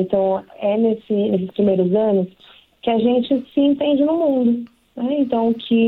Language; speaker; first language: Portuguese; native; Portuguese